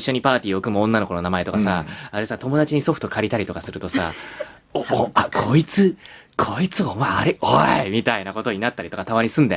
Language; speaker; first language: Japanese; native; Japanese